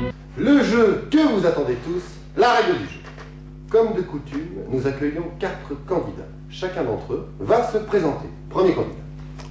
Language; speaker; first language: French; native; French